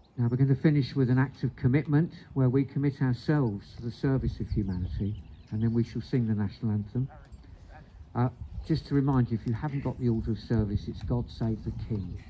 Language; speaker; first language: English; native; English